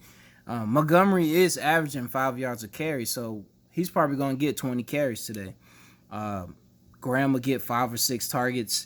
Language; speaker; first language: English; native; English